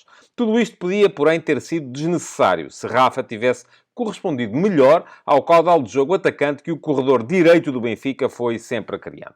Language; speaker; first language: Portuguese; native; Portuguese